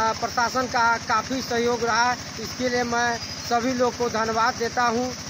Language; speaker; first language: Hindi; native; Hindi